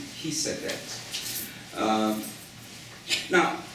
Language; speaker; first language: English; non-native, fluent; Italian